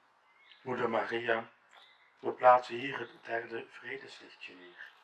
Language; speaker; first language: Dutch; native; Dutch